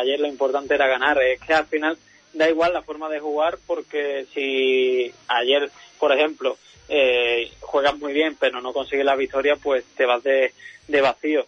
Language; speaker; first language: Spanish; native; Spanish